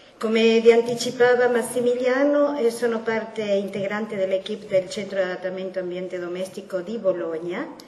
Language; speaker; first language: Italian; non-native, fluent; Spanish